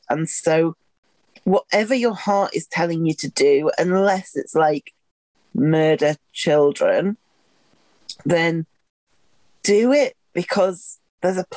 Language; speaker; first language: English; native; English